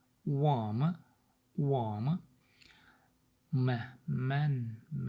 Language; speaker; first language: Chinese; non-native, learner; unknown